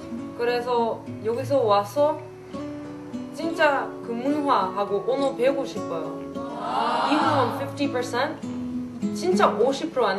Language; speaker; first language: Korean; non-native, learner; Dutch